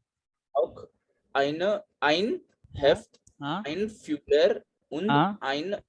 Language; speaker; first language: German; non-native, learner; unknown